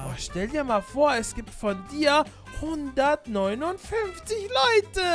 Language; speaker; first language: German; native; German